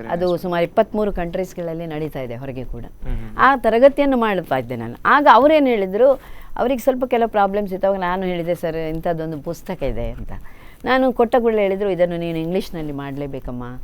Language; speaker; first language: Kannada; non-native, local second language; Tulu